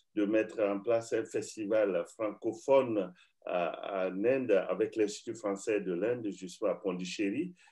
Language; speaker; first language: French; non-native, local second language; Bambara